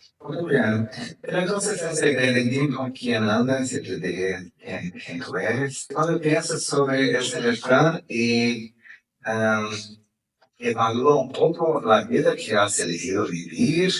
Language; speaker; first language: Spanish; non-native, fluent; Portuguese